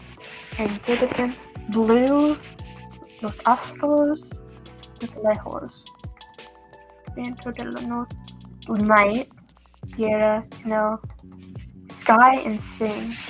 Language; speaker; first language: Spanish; non-native, learner; English